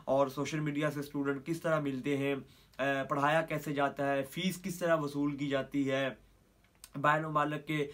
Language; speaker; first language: Urdu; non-native, local second language; Punjabi